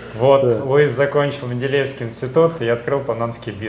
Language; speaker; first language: Russian; native; Russian